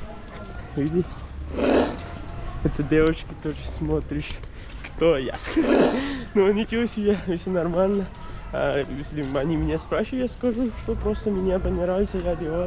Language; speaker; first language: Russian; non-native, learner; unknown